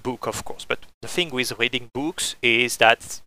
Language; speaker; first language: English; non-native, fluent; French